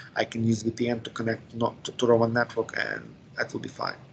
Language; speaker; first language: English; non-native, fluent; Ukrainian